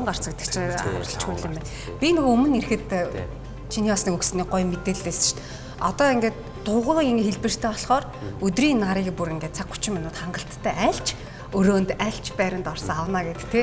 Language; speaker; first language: Mongolian; native; Mongolian